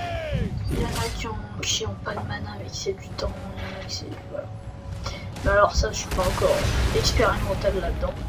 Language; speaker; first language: French; native; French